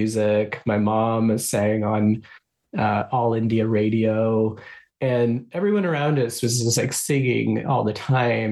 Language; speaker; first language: English; non-native, local second language; Bangla